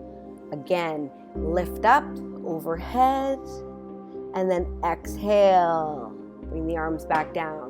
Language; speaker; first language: English; native; English